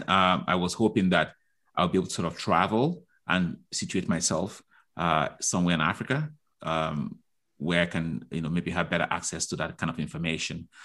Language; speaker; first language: English; non-native, local second language; Igbo